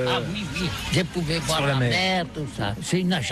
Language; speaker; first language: French; non-native, learner; Catalan